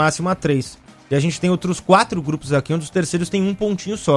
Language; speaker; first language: Portuguese; native; Portuguese